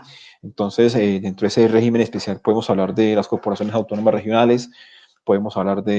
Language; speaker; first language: Spanish; native; Spanish